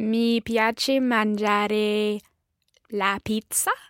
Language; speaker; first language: Italian; non-native, learner; English